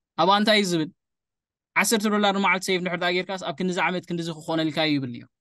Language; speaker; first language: Tigrinya; native; Tigrinya